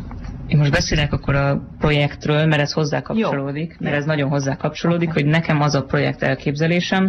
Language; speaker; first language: Hungarian; native; Hungarian